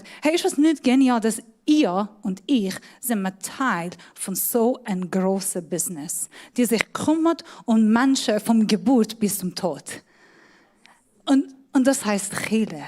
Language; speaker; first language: German; non-native, fluent; Persian